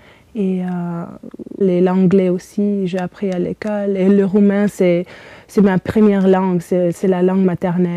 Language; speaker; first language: French; early bilingual, heritage; Romanian